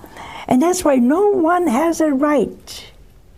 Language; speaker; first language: English; native; English